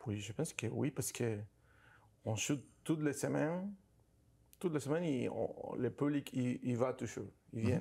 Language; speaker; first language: French; non-native, learner; Spanish